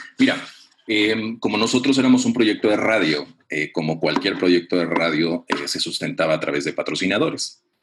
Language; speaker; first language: Spanish; native; Spanish